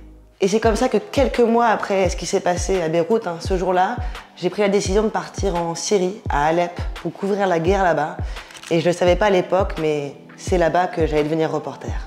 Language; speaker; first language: French; native; French